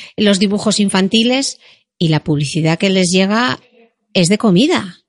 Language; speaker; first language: Spanish; native; Spanish